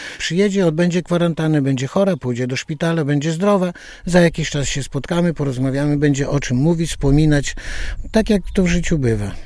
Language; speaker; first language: Polish; non-native, local second language; Belarusian